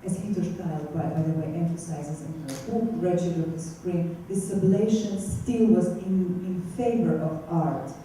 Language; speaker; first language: English; non-native, fluent; Russian